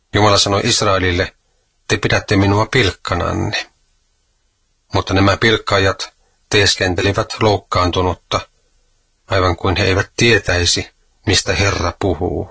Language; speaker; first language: Finnish; native; Finnish